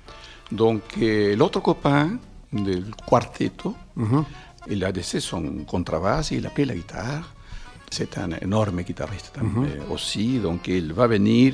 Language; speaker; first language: French; non-native, fluent; Spanish